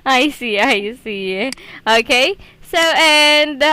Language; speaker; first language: English; non-native, fluent; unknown